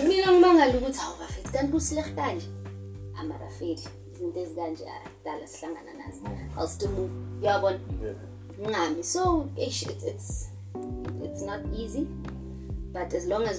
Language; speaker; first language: English; non-native, local second language; Zulu